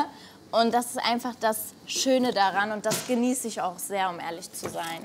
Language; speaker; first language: German; native; German